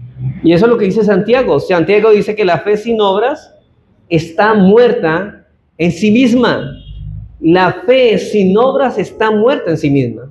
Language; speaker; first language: Spanish; native; Spanish